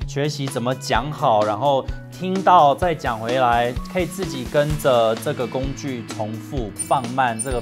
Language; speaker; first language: Chinese; non-native, fluent; English